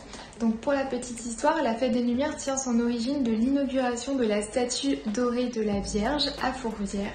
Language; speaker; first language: French; native; French